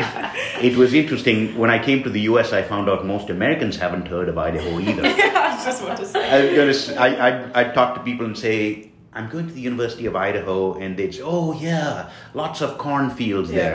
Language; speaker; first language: English; non-native, local second language; Tamil